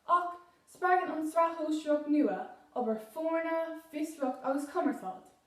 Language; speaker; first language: Irish; non-native, local second language; English